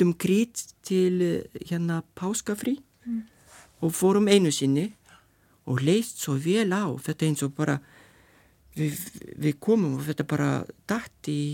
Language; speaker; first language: Icelandic; non-native, fluent; Lithuanian